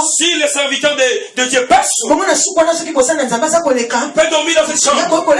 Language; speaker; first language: French; non-native, local second language; Lingala